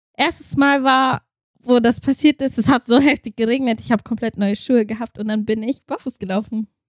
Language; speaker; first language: German; early bilingual, other home language; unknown